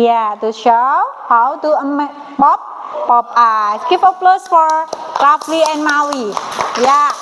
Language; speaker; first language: English; non-native, learner; Indonesian